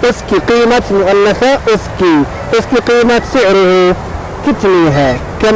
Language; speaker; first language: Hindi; non-native, fluent; Arabic